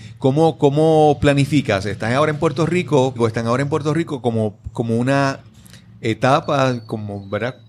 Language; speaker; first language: Spanish; native; Spanish